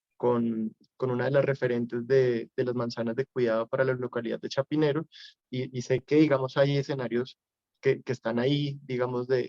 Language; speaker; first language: Spanish; native; Spanish